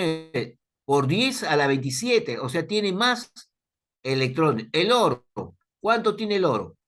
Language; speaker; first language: Spanish; native; Spanish